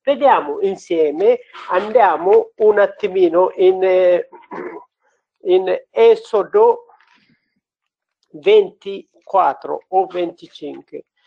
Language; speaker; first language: Italian; non-native, learner; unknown